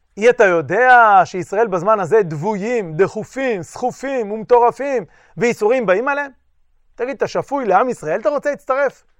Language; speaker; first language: Hebrew; native; Hebrew